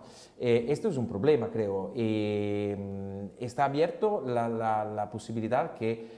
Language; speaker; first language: Spanish; non-native, learner; Italian